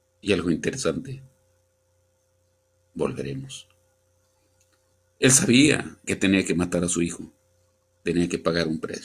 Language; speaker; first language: Spanish; native; Spanish